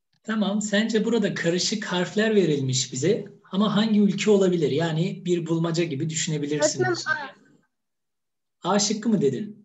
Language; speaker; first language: Turkish; native; Turkish